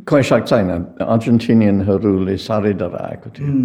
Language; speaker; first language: Nepali; non-native, fluent; English